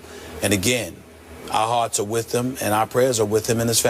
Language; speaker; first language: English; native; English